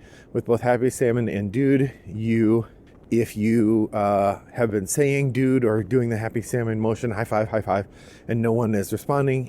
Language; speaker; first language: English; native; English